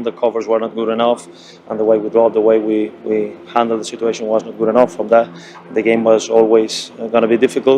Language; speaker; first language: English; non-native, fluent; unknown